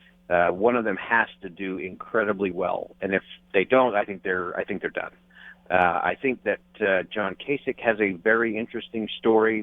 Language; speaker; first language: English; native; English